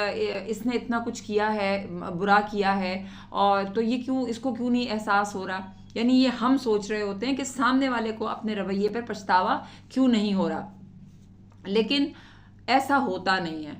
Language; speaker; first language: Urdu; native; Urdu